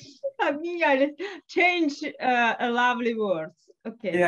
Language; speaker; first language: English; non-native, fluent; Russian